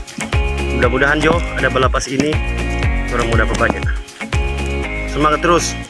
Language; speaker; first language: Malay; non-native, local second language; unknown